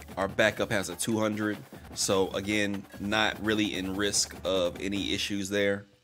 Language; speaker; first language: English; native; English